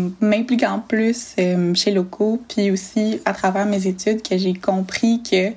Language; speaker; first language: French; native; French